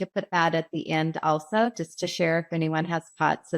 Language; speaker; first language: English; native; English